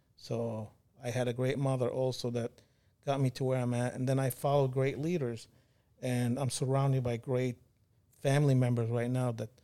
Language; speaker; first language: English; non-native, fluent; Arabic